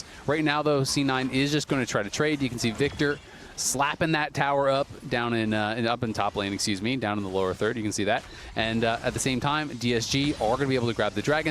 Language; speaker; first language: English; native; English